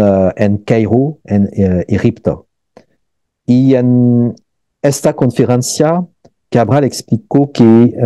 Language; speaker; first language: Spanish; non-native, fluent; French